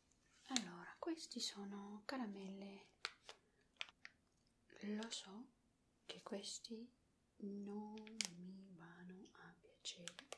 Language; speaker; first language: Italian; non-native, learner; Spanish